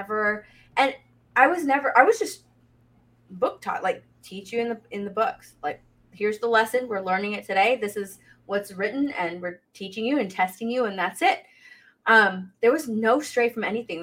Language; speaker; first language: English; native; English